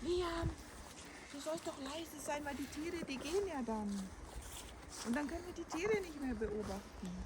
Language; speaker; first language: German; native; German